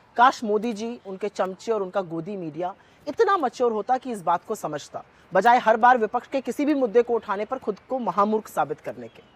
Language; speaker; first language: Hindi; native; Hindi